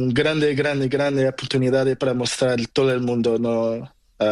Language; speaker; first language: Spanish; non-native, learner; Portuguese